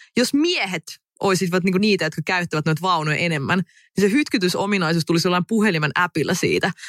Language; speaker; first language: Finnish; early bilingual, other home language; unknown